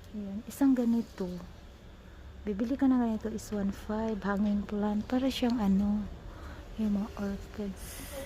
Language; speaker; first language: Filipino; non-native, local second language; Cebuano